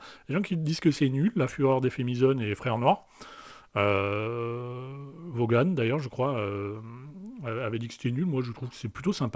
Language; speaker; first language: French; native; French